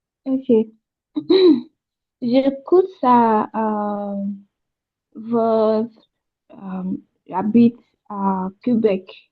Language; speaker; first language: French; non-native, learner; Yoruba